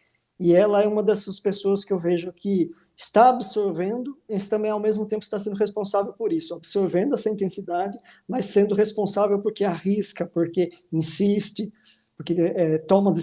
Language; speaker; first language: Portuguese; native; Portuguese